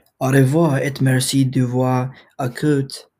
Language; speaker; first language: French; non-native, learner; English